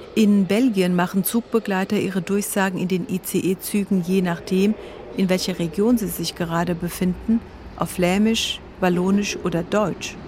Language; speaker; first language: German; early bilingual, other home language; Kurdish